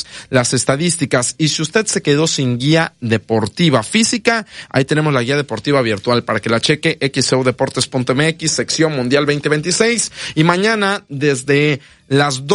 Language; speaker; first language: Spanish; native; Spanish